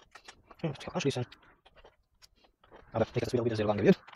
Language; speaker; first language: German; non-native, fluent; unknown